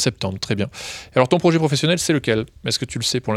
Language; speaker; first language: French; native; French